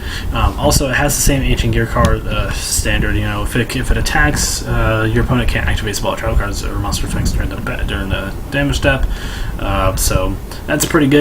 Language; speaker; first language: English; native; English